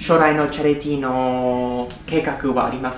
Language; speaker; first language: Japanese; non-native, learner; English